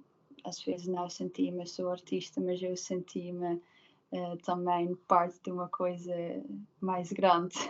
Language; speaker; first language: Portuguese; non-native, learner; Dutch